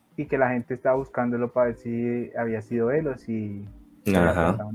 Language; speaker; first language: Spanish; native; Spanish